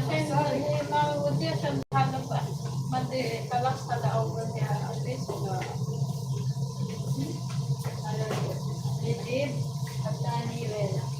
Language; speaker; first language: Arabic; non-native, learner; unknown